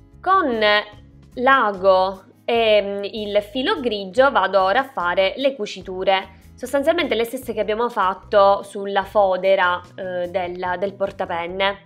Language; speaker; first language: Italian; native; Italian